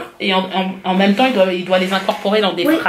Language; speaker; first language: French; native; French